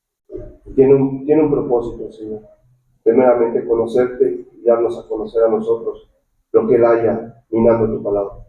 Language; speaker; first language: Spanish; native; Spanish